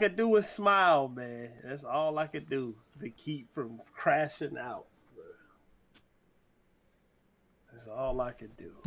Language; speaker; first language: English; native; English